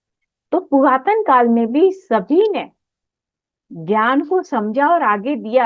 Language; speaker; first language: Hindi; native; Hindi